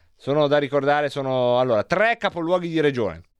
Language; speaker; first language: Italian; native; Italian